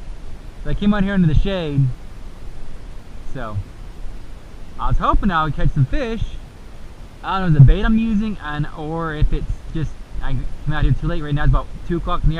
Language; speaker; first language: English; native; English